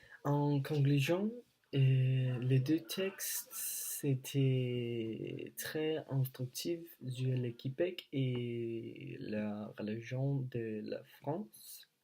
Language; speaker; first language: French; non-native, learner; Danish